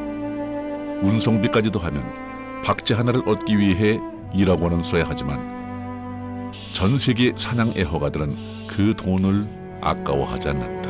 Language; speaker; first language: Korean; native; Korean